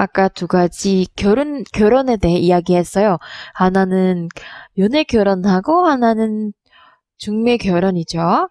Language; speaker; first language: Korean; non-native, learner; Indonesian